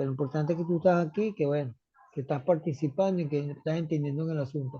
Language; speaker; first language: Spanish; native; Spanish